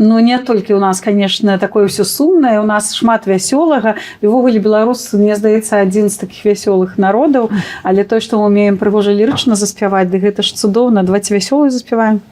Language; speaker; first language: Belarusian; native; Belarusian